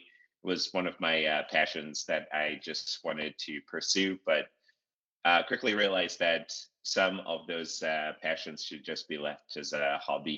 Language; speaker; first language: English; non-native, local second language; Shona